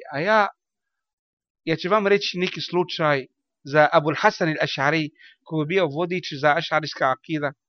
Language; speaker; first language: Bosnian; non-native, learner; Arabic